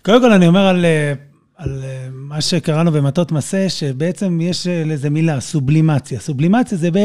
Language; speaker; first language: Hebrew; native; Hebrew